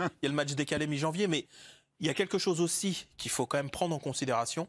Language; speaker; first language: French; native; French